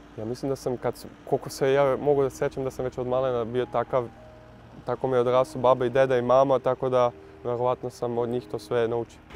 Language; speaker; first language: Serbian; early bilingual, heritage; Serbian